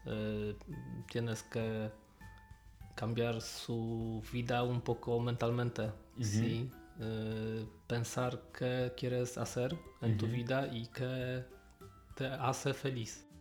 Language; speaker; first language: Spanish; non-native, learner; Polish